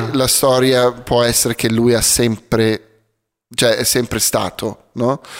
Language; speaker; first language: Italian; native; Italian